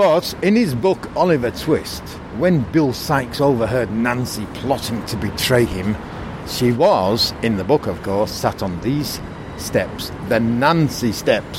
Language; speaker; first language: English; native; English